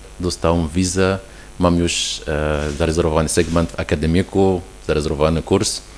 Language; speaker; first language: Polish; non-native, fluent; Arabic